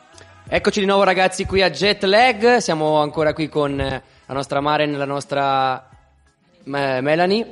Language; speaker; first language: Italian; native; Italian